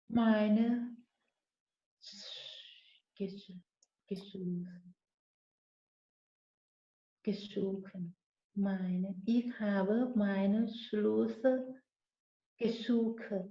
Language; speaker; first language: German; non-native, learner; Thai